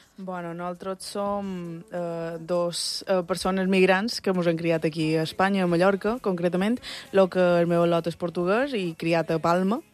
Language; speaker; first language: Catalan; early bilingual, other home language; Spanish